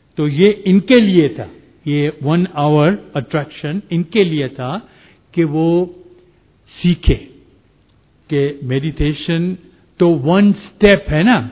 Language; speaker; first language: Hindi; non-native, fluent; Gujarati